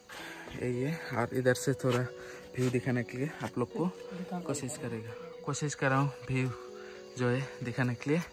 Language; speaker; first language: Hindi; non-native, local second language; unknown